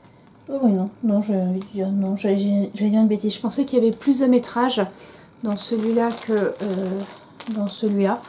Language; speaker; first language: French; native; French